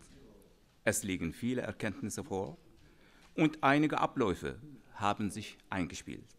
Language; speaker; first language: German; non-native, fluent; Arabic